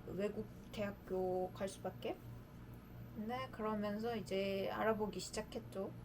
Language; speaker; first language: Korean; non-native, fluent; Uzbek